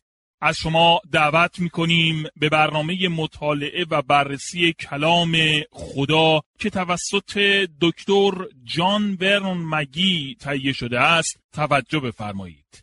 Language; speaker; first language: Persian; native; Persian